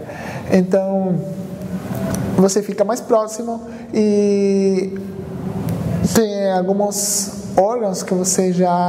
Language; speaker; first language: Portuguese; non-native, fluent; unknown